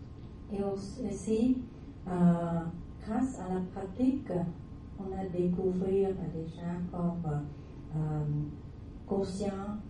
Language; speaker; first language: French; non-native, learner; Vietnamese